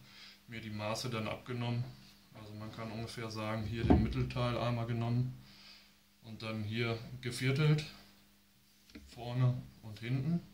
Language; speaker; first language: German; native; German